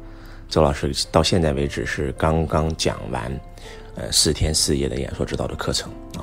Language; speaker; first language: Chinese; native; Chinese